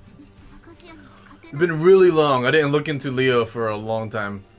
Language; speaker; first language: English; native; English